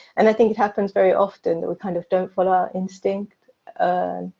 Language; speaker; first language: English; native; English